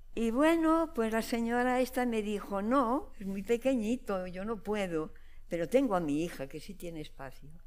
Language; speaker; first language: Spanish; non-native, local second language; Galician